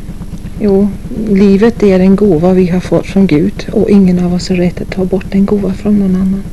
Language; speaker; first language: Swedish; non-native, fluent; English